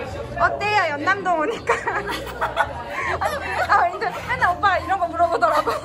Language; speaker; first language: Korean; non-native, fluent; Japanese